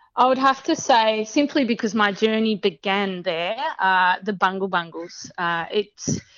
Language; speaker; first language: English; native; English